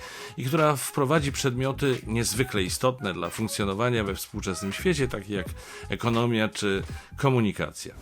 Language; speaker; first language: Polish; native; Polish